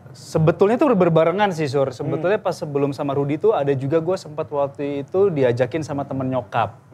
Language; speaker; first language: Indonesian; native; Indonesian